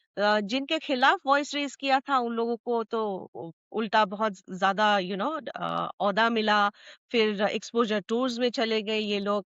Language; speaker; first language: Hindi; non-native, local second language; Assamese